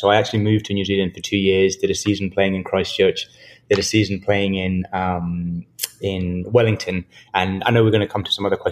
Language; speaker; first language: English; native; English